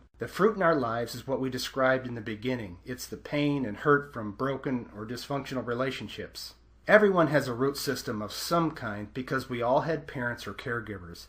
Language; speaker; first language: English; native; English